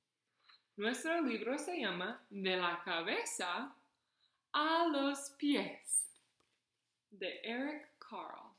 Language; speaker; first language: Spanish; non-native, fluent; English